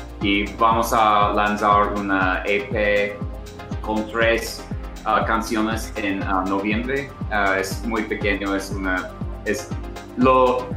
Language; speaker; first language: Spanish; non-native, learner; English